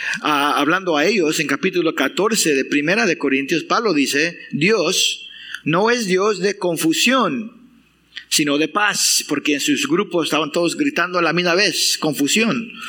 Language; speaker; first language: Spanish; non-native, fluent; English